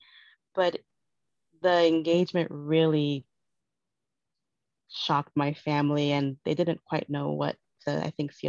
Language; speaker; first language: English; early bilingual, other home language; Spanish